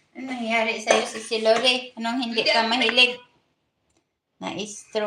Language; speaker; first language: Filipino; non-native, local second language; Cebuano